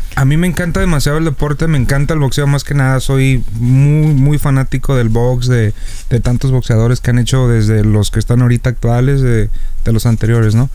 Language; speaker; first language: Spanish; native; Spanish